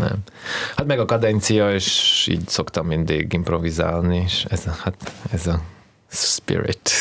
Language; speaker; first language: Hungarian; non-native, fluent; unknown